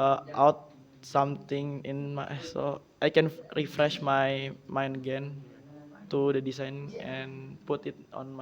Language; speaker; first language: English; non-native, learner; Indonesian